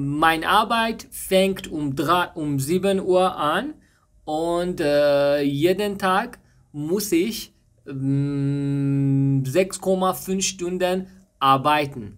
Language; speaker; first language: German; non-native, learner; Persian